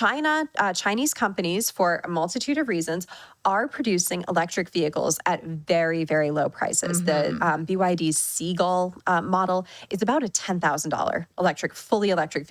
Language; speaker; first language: English; native; English